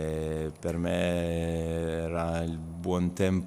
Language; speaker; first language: Italian; non-native, learner; French